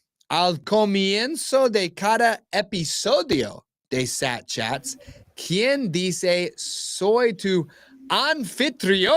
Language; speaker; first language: Spanish; non-native, learner; English